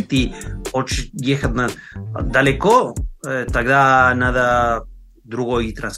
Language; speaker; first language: Russian; non-native, learner; Spanish